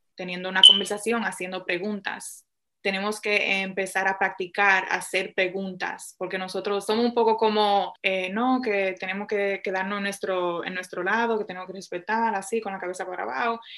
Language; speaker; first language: Spanish; early bilingual, heritage; Spanish